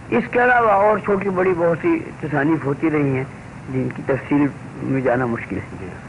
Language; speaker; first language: Urdu; native; Urdu